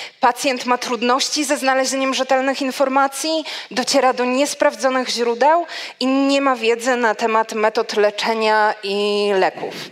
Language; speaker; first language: Polish; native; Polish